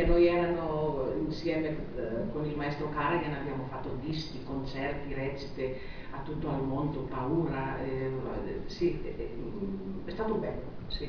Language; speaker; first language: Italian; non-native, fluent; Greek